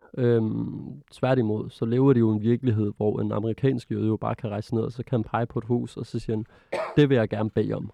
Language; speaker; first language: Danish; early bilingual, other home language; Arabic